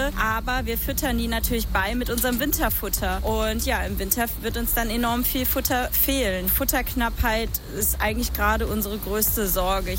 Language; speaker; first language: German; native; German